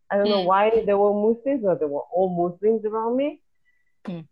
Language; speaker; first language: English; non-native, fluent; Hebrew